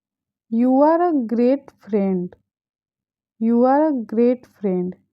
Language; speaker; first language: English; non-native, fluent; Hindi